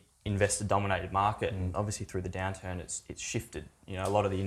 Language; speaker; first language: English; native; English